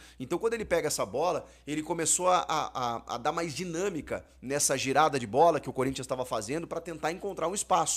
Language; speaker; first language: Portuguese; native; Portuguese